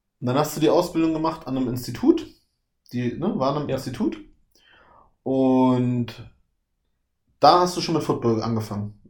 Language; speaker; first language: German; native; German